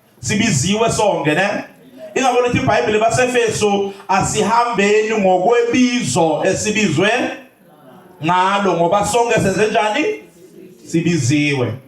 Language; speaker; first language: Zulu; native; Zulu